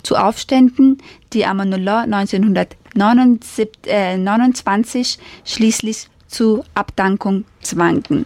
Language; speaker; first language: German; non-native, fluent; Persian